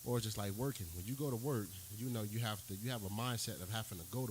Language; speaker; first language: English; native; English